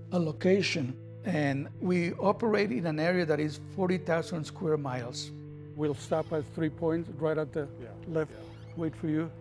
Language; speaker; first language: English; non-native, fluent; Spanish